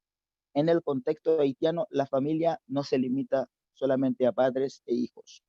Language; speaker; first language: Spanish; non-native, fluent; Haitian Creole